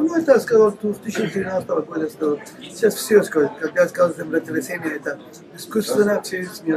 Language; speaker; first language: Russian; non-native, learner; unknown